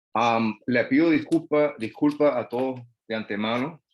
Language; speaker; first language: Spanish; non-native, fluent; English